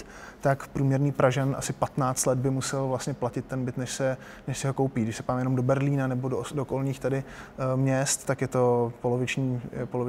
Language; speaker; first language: Czech; native; Czech